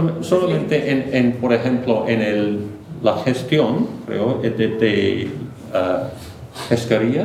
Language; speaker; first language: Spanish; non-native, fluent; English